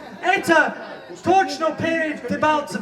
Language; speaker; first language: Russian; non-native, learner; English